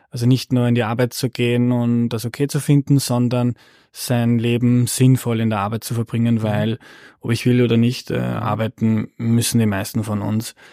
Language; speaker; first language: German; native; German